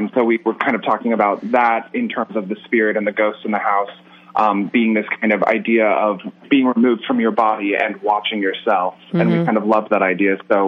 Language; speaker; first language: English; native; English